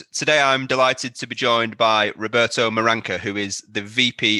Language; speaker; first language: English; native; English